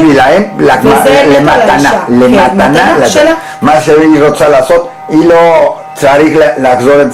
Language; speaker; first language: Hebrew; non-native, learner; Spanish